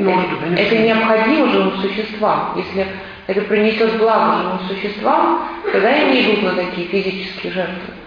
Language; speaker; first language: Russian; native; Russian